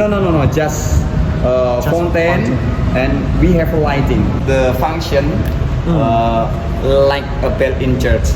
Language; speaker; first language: English; non-native, learner; Indonesian